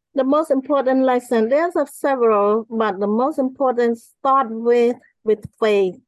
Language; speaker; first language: English; non-native, fluent; Khmer